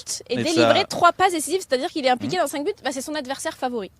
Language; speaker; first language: French; native; French